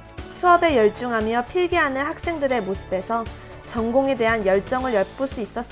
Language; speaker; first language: Korean; native; Korean